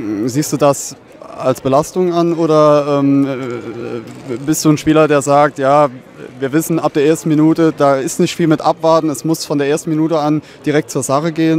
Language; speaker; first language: German; native; German